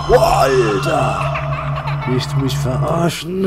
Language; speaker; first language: German; native; German